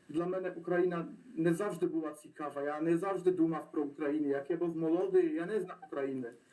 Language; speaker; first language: Polish; non-native, learner; Ukrainian